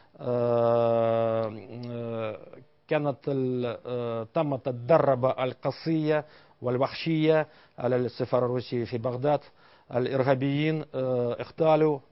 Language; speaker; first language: Arabic; non-native, fluent; Russian